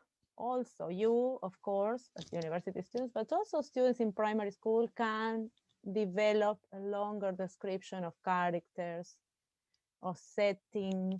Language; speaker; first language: English; non-native, fluent; Spanish